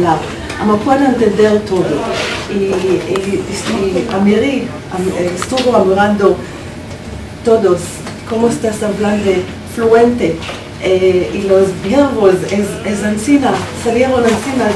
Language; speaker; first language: Spanish; non-native, learner; Hebrew